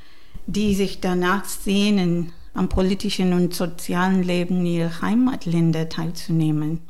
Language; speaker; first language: German; non-native, learner; Divehi